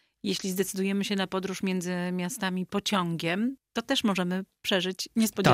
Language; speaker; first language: Polish; native; Polish